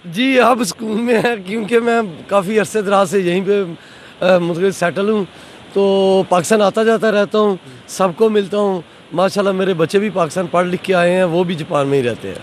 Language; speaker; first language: Urdu; non-native, local second language; Punjabi